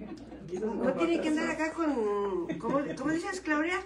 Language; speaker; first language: Spanish; native; Spanish